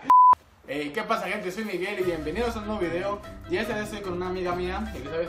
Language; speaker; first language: Spanish; native; Spanish